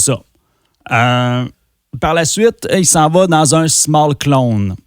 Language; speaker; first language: French; native; French